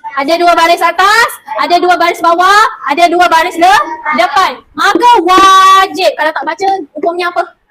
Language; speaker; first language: Malay; native; Malay